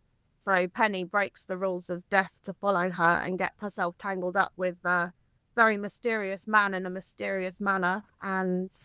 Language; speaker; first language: English; native; English